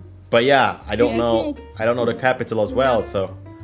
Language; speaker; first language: English; non-native, fluent; Indonesian